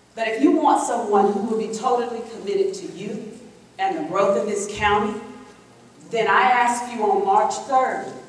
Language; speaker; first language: English; native; English